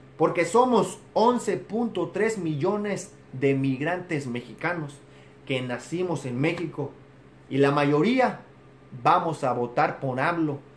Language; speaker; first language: Spanish; native; Spanish